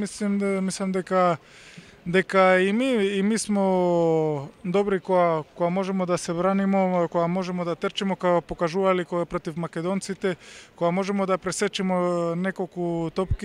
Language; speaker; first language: Macedonian; non-native, learner; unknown